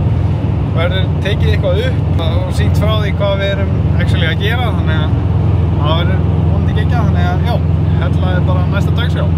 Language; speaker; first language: Icelandic; native; Icelandic